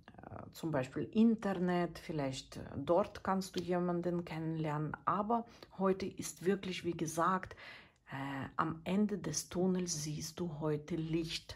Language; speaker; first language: German; non-native, fluent; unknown